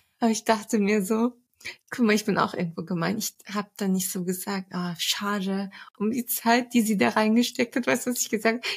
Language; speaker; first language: German; early bilingual, other home language; Turkish